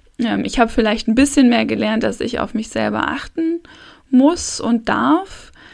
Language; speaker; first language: German; native; German